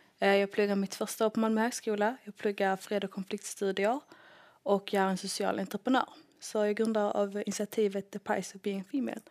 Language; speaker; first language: Swedish; early bilingual, other home language; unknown